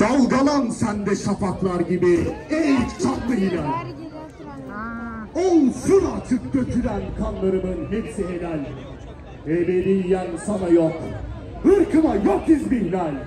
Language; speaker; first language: Turkish; native; Turkish